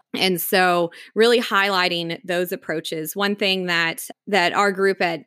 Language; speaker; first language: English; native; English